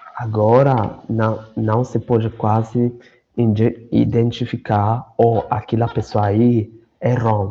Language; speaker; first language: Portuguese; non-native, fluent; Romany